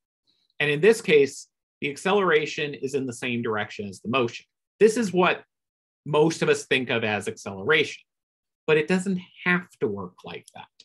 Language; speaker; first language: English; native; English